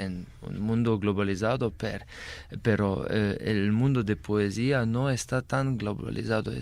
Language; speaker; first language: Spanish; non-native, fluent; Slovenian